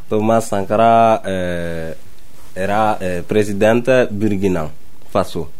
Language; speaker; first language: Italian; non-native, learner; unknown